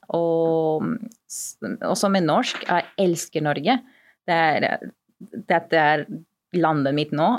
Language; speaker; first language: Norwegian; non-native, fluent; Spanish